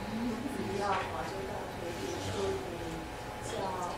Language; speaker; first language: Chinese; non-native, learner; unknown